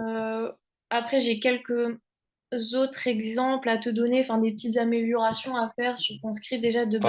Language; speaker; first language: French; native; French